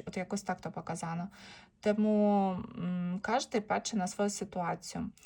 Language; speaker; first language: Polish; non-native, learner; Ukrainian